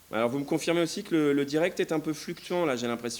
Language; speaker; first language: French; native; French